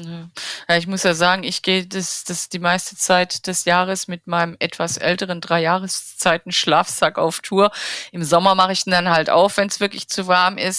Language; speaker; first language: German; native; German